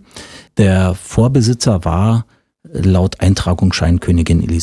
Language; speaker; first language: German; native; German